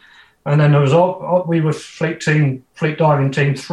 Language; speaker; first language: English; native; English